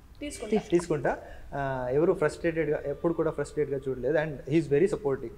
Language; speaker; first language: Telugu; non-native, learner; Kannada